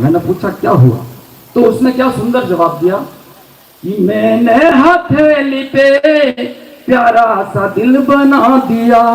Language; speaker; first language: Hindi; non-native, local second language; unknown